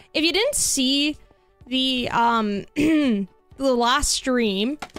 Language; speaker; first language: English; native; English